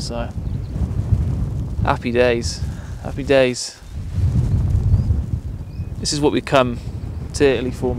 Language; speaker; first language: English; native; English